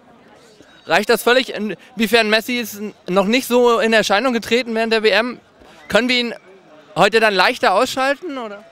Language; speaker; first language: German; native; German